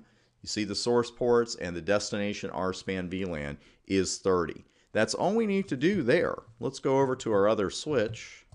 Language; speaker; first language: English; native; English